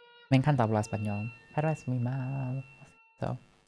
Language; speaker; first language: Spanish; non-native, learner; English